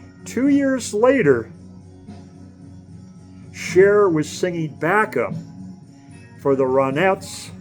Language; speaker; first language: English; native; English